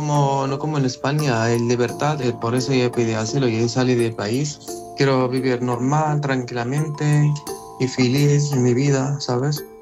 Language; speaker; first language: Spanish; non-native, learner; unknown